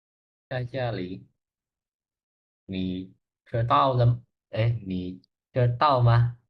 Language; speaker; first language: Chinese; non-native, learner; Indonesian